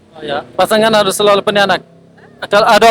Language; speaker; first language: Indonesian; non-native, fluent; Persian